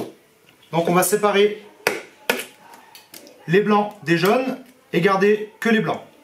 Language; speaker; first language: French; native; French